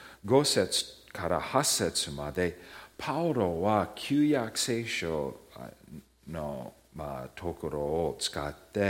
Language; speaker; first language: Japanese; early bilingual, heritage; Japanese